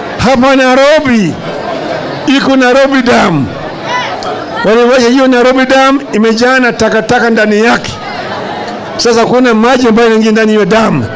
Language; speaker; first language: Swahili; non-native, local second language; Luo (Kenya and Tanzania)